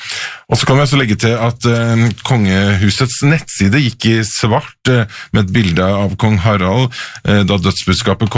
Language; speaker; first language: Norwegian; native; Norwegian